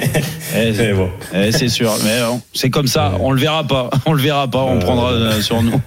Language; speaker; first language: French; native; French